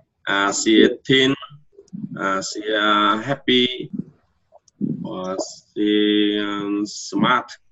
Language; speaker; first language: English; non-native, learner; Vietnamese